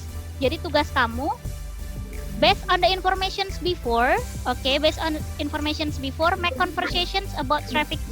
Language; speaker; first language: English; non-native, fluent; Indonesian